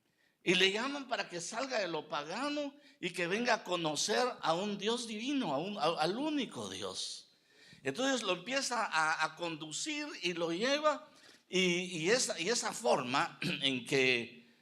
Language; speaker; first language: Spanish; native; Spanish